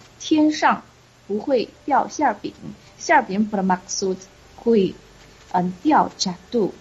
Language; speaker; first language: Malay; non-native, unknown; Chinese